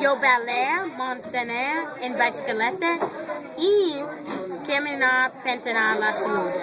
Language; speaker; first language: Spanish; non-native, learner; English